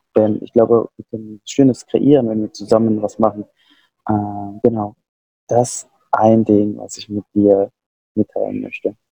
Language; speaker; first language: German; non-native, fluent; Sundanese